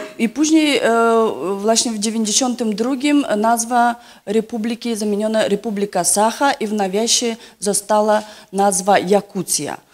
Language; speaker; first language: Polish; non-native, fluent; Yakut